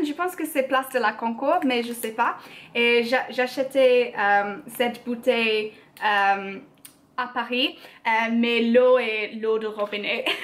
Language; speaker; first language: French; non-native, learner; English